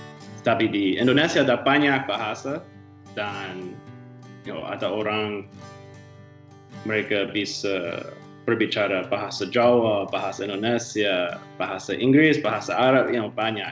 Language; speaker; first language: Indonesian; non-native, learner; English